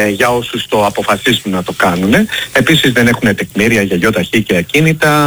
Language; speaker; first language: Greek; native; Greek